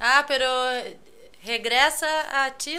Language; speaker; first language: Spanish; non-native, fluent; Portuguese